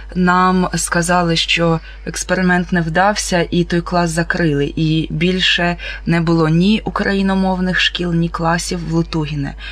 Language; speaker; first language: Ukrainian; non-native, local second language; Russian